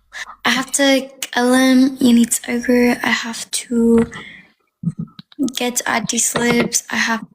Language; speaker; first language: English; non-native, learner; Amharic